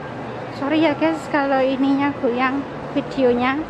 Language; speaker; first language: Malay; non-native, local second language; Javanese